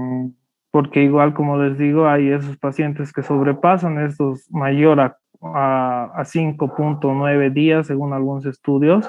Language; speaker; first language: Spanish; native; Spanish